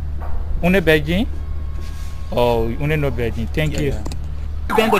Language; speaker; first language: English; non-native, learner; Chinese